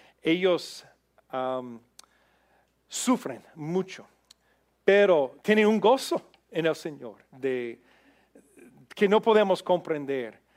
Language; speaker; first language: Spanish; non-native, fluent; English